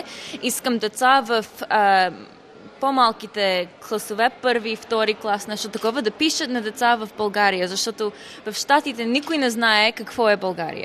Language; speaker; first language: Bulgarian; early bilingual, heritage; Bulgarian